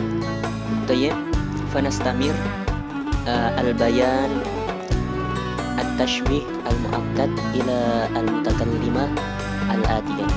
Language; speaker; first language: Arabic; non-native, learner; Indonesian